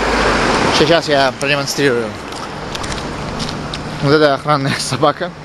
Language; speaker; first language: Russian; early bilingual, heritage; Russian